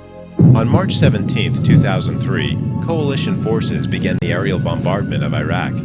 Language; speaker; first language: English; native; English